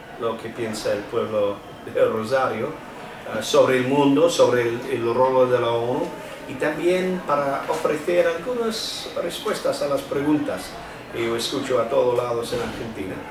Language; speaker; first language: Spanish; non-native, fluent; English